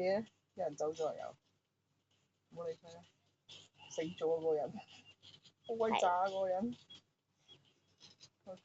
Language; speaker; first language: Chinese; native; Chinese